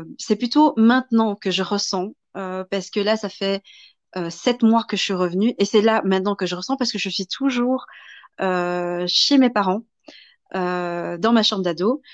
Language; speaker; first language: French; early bilingual, other home language; Vietnamese